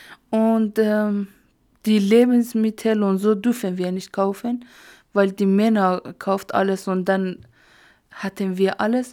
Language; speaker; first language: German; non-native, learner; Persian